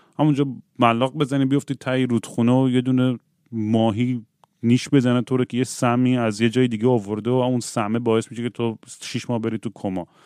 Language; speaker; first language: Persian; native; Persian